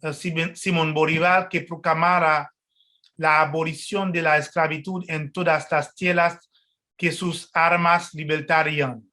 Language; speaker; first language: Spanish; non-native, fluent; French